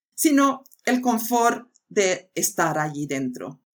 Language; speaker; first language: Spanish; non-native, fluent; Swedish